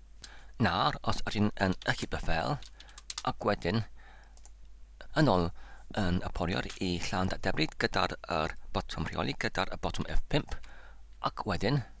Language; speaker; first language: Welsh; non-native, local second language; English